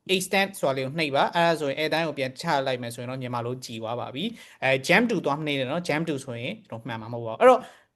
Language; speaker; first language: Burmese; native; Burmese